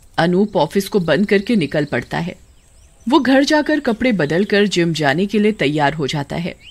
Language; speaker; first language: Hindi; native; Hindi